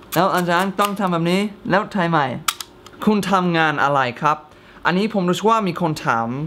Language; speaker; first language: Thai; non-native, fluent; English